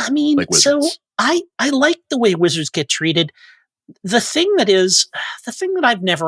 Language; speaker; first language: English; native; English